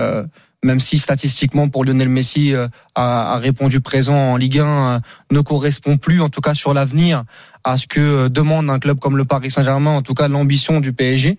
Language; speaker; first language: French; native; French